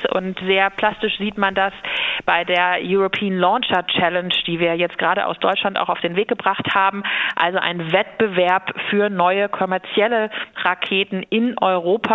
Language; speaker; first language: German; native; German